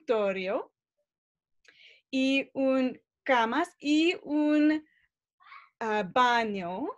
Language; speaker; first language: Spanish; non-native, learner; English